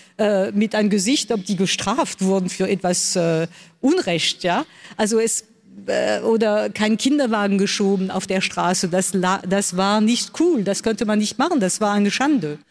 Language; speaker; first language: German; non-native, local second language; French